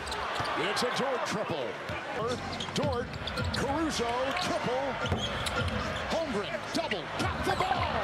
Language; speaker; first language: English; native; English